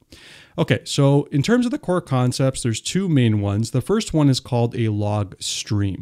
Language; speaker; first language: English; native; English